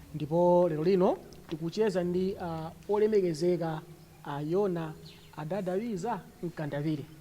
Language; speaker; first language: Nyanja; non-native, local second language; Tumbuka